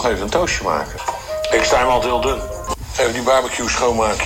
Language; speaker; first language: Dutch; native; Dutch